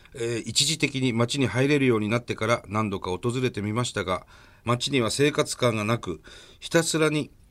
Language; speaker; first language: Japanese; native; Japanese